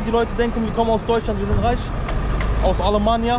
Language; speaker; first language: German; early bilingual, other home language; Turkish